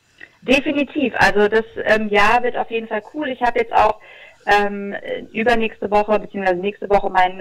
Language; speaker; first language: German; native; German